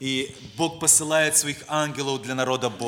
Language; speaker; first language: Polish; non-native, learner; Russian